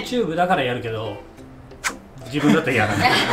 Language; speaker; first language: Japanese; native; Japanese